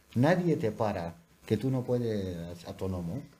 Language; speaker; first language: Spanish; non-native, learner; Urdu